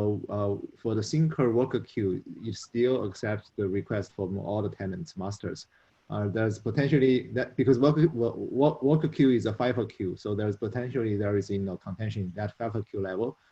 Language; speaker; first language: English; non-native, fluent; Chinese